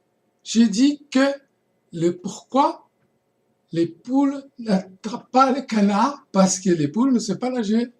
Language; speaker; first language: French; non-native, fluent; Portuguese